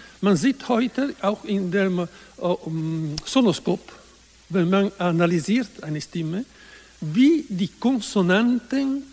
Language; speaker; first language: German; non-native, learner; Italian